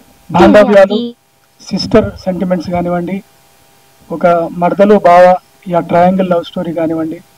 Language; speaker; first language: Telugu; native; Telugu